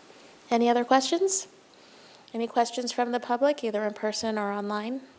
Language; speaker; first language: English; native; English